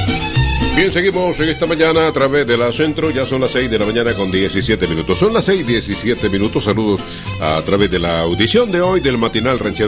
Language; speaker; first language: Spanish; native; Spanish